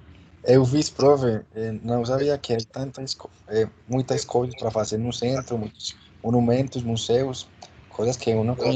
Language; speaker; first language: Portuguese; non-native, learner; Spanish